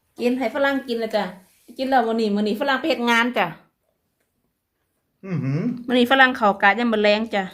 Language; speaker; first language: Thai; non-native, local second language; Lao